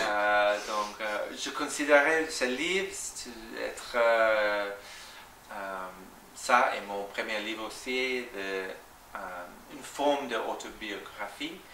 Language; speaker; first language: French; non-native, fluent; English